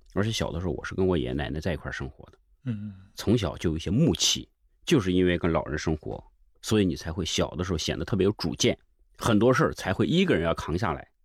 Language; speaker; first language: Chinese; native; Chinese